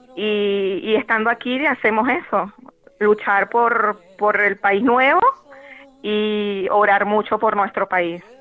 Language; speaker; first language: Spanish; native; Spanish